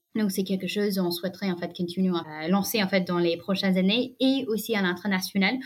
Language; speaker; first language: French; non-native, fluent; English